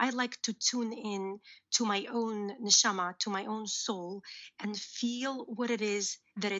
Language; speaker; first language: English; early bilingual, other home language; Uzbek